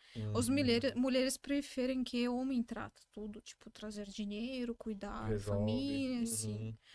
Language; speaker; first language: Portuguese; non-native, learner; Russian